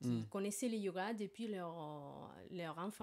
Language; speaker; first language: French; non-native, fluent; Spanish